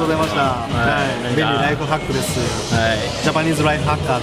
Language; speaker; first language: Japanese; native; Japanese